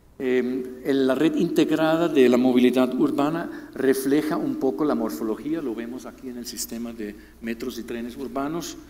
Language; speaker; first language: Spanish; non-native, fluent; German